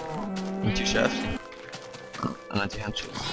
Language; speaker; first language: German; native; German